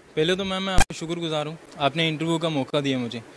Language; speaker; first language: Hindi; native; Hindi